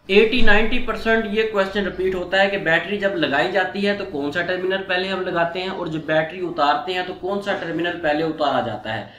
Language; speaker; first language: Urdu; non-native, local second language; Punjabi